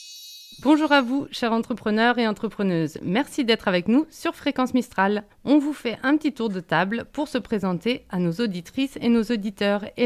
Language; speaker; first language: French; native; French